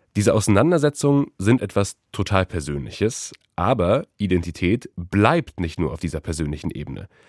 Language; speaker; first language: German; early bilingual, other home language; Polish